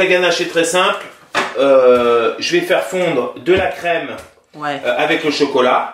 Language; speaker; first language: French; native; French